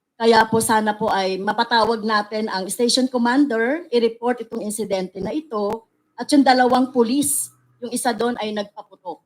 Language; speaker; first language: Filipino; native; Filipino